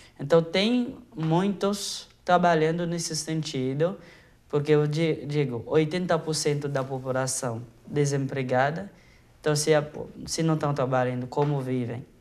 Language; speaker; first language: Portuguese; non-native, fluent; Haitian Creole